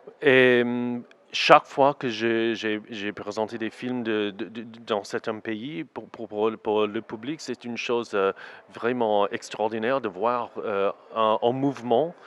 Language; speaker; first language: French; non-native, learner; English